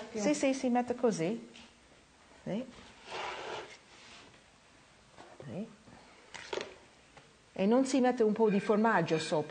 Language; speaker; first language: Italian; non-native, learner; English